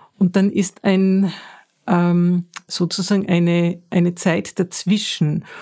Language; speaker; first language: German; native; German